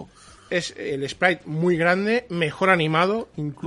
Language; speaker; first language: Spanish; native; Spanish